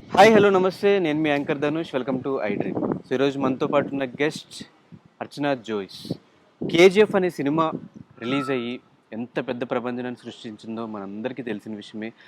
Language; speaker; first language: Telugu; native; Telugu